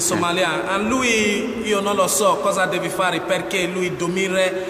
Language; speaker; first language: Italian; non-native, learner; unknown